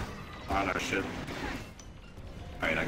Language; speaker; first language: English; native; English